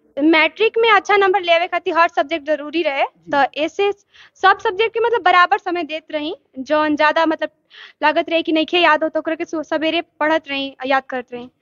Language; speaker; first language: Bhojpuri; native; Bhojpuri